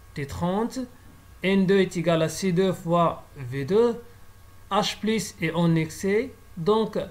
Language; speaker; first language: French; non-native, local second language; Arabic